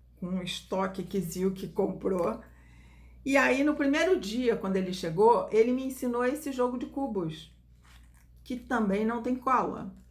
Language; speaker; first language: Portuguese; native; Portuguese